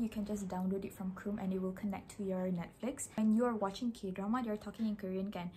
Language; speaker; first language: English; non-native, local second language; Malay